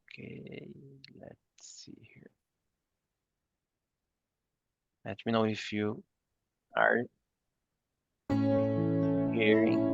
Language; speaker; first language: English; non-native, fluent; Portuguese